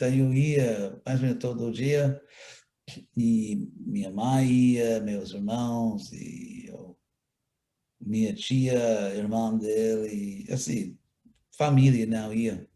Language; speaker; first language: Portuguese; non-native, fluent; English